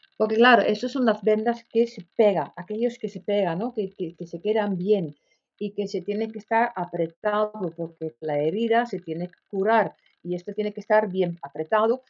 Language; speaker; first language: Spanish; non-native, fluent; Dutch